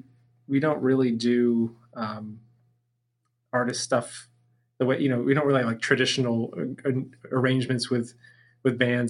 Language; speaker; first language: English; native; English